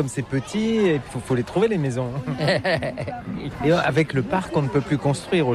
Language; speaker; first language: French; native; French